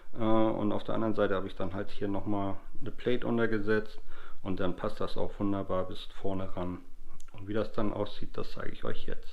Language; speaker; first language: German; native; German